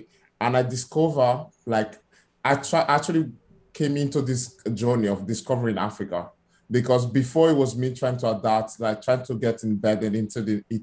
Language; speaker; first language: English; non-native, fluent; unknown